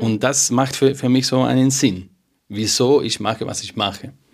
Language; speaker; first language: German; non-native, fluent; Spanish